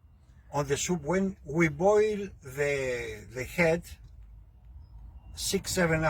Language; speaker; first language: English; non-native, learner; Greek